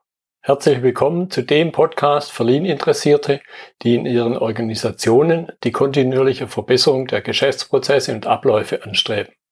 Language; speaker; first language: German; native; German